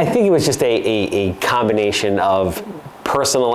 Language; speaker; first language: English; native; English